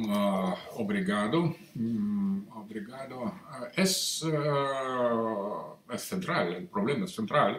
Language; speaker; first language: Portuguese; non-native, learner; Russian